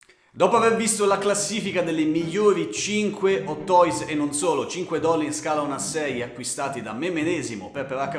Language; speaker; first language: Italian; native; Italian